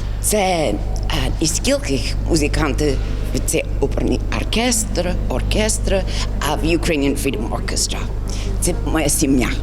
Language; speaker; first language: Ukrainian; early bilingual, heritage; English